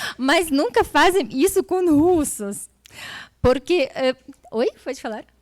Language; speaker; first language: Portuguese; non-native, fluent; Russian